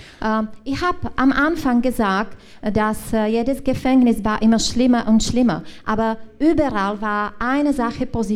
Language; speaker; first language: German; non-native, learner; Czech